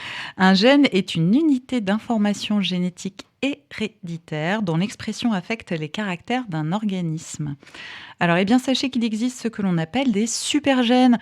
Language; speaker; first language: French; native; French